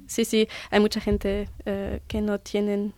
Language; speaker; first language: Spanish; non-native, learner; German